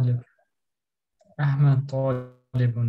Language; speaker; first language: Arabic; non-native, learner; German